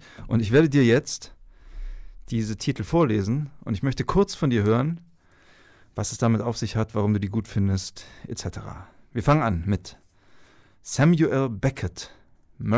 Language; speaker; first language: German; native; German